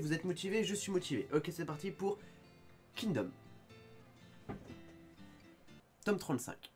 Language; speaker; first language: French; native; French